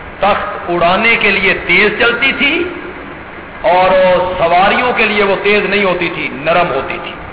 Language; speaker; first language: Urdu; non-native, local second language; Punjabi